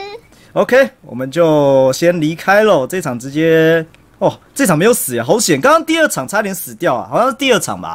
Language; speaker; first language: Chinese; native; Chinese